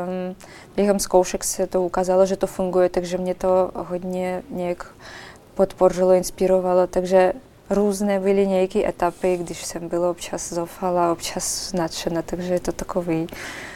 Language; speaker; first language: Czech; non-native, fluent; Russian